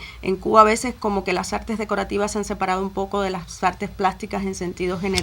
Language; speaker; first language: Spanish; native; Spanish